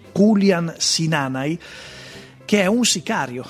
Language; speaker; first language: Italian; native; Italian